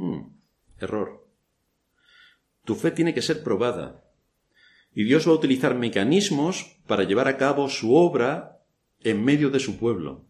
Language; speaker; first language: Spanish; native; Spanish